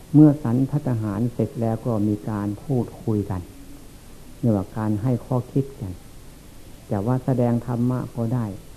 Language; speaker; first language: Thai; non-native, local second language; Lao